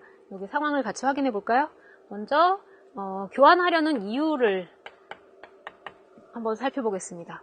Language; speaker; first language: Korean; native; Korean